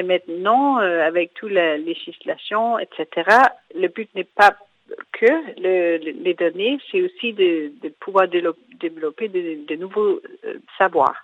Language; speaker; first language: French; non-native, fluent; Danish